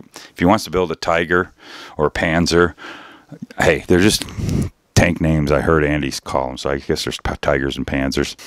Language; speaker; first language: English; native; English